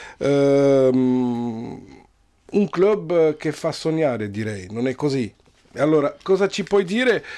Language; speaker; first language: Italian; non-native, fluent; Arabic